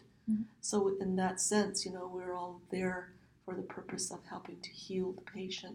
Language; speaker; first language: English; early bilingual, other home language; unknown